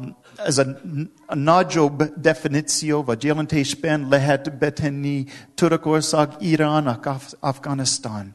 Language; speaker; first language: Hungarian; non-native, learner; English